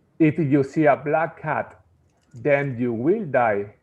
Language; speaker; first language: English; non-native, learner; Spanish